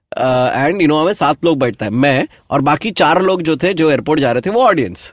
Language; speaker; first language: Hindi; native; Hindi